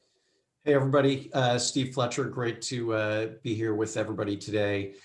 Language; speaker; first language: English; native; English